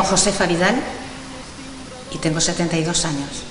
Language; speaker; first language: Spanish; non-native, local second language; Galician